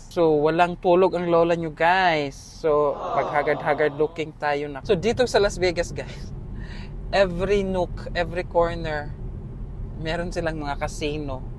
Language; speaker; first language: Filipino; native; Filipino